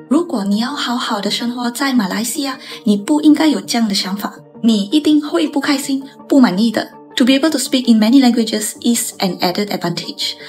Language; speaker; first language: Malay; non-native, local second language; Chinese